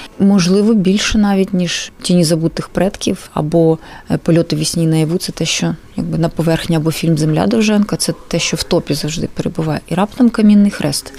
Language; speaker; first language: Ukrainian; non-native, local second language; Russian